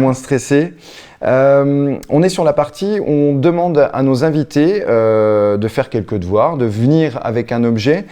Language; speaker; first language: French; native; French